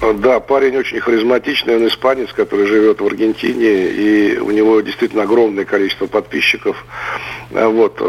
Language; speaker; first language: Russian; native; Russian